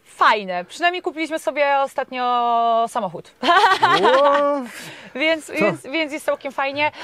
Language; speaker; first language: Polish; native; Polish